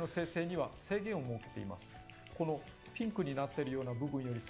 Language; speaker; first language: Japanese; native; Japanese